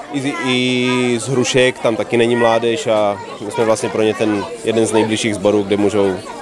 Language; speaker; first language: Czech; native; Czech